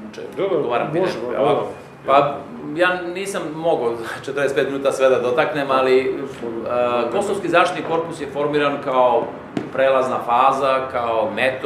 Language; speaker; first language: Serbian; native; Serbian